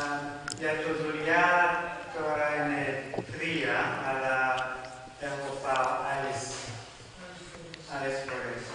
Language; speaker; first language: Greek; non-native, learner; English